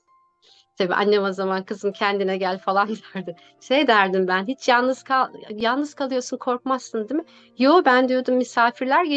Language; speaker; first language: Turkish; native; Turkish